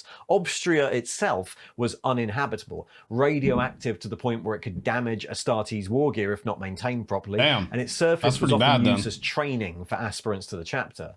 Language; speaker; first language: English; native; English